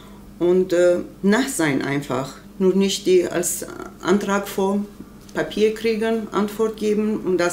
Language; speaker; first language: German; non-native, learner; Armenian